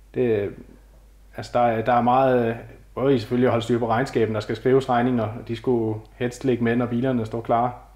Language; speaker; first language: Danish; native; Danish